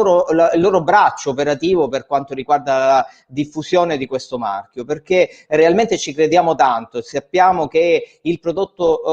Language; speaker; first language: Italian; native; Italian